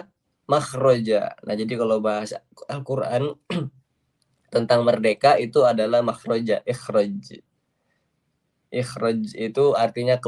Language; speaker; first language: Indonesian; native; Indonesian